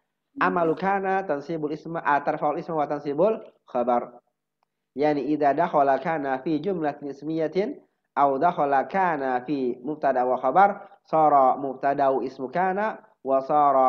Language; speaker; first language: Arabic; non-native, fluent; Indonesian